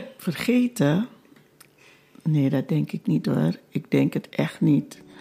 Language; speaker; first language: Dutch; native; Dutch